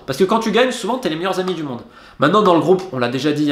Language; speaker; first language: French; native; French